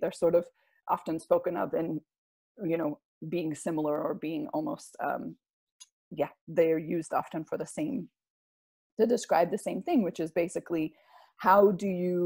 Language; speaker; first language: English; native; English